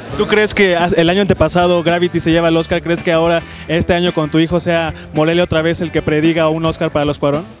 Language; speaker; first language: Spanish; native; Spanish